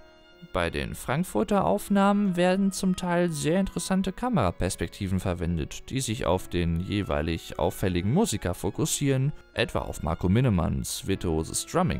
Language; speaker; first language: German; native; German